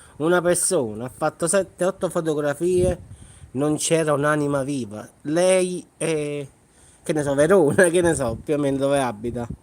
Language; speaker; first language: Italian; native; Italian